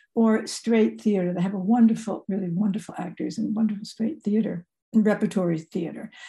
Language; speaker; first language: English; native; English